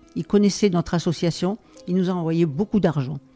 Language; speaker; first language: French; native; French